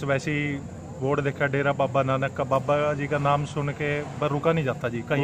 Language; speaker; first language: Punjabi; non-native, local second language; Hindi